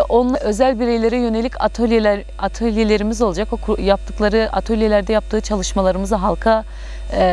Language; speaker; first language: Turkish; native; Turkish